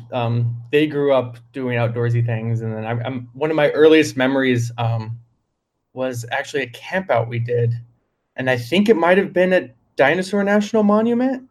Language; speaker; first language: English; native; English